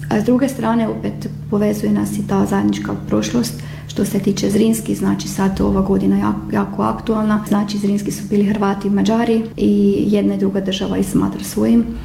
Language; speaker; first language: Croatian; early bilingual, heritage; Croatian